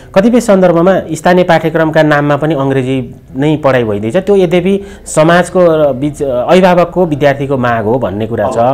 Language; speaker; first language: Nepali; native; Nepali